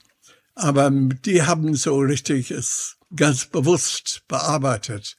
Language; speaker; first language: German; non-native, fluent; English